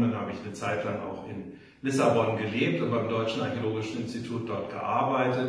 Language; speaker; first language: German; native; German